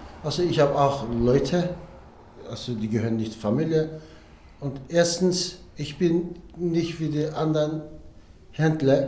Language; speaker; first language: German; non-native, learner; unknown